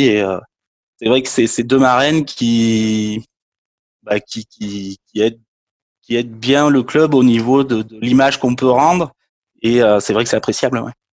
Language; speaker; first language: French; native; French